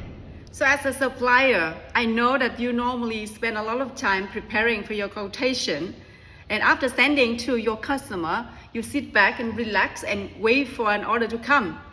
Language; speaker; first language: English; non-native, fluent; Vietnamese